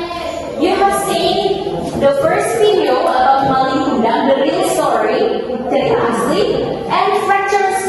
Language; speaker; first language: English; non-native, fluent; Indonesian